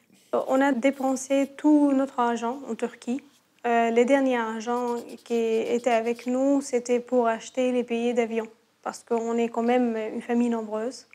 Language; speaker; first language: French; non-native, learner; Arabic